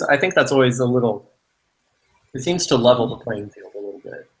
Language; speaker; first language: English; native; English